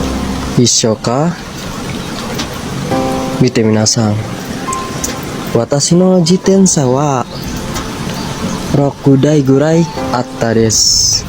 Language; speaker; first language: Japanese; non-native, learner; Indonesian